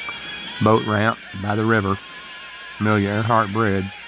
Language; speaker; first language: English; native; English